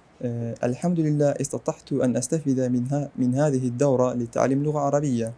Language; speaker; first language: Arabic; non-native, learner; Central Kurdish